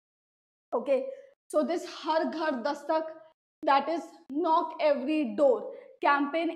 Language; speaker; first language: English; non-native, local second language; Hindi